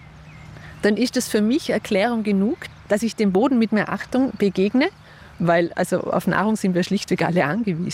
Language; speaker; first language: German; native; German